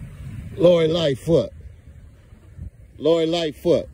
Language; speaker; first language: English; native; English